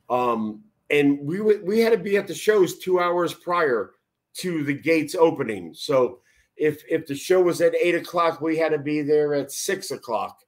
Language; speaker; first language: English; native; English